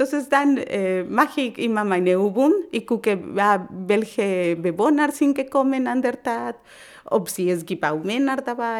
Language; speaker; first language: German; non-native, learner; Spanish